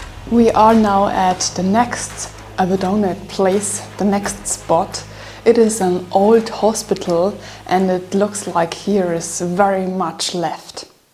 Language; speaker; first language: English; non-native, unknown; German